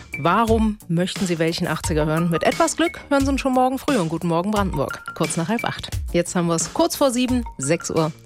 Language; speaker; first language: German; native; German